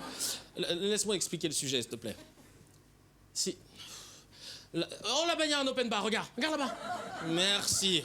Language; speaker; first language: French; native; French